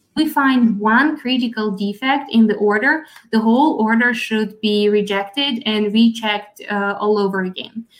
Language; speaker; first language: English; non-native, fluent; Russian